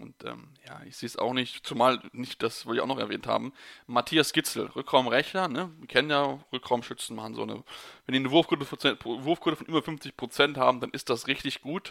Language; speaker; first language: German; native; German